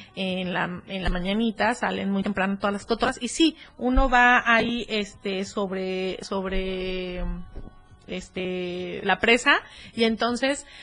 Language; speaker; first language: Spanish; native; Spanish